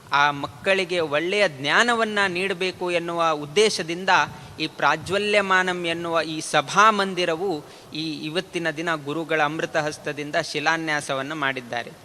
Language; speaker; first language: Kannada; non-native, local second language; Konkani